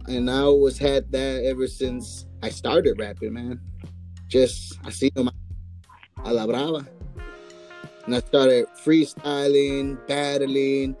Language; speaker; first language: English; non-native, fluent; Spanish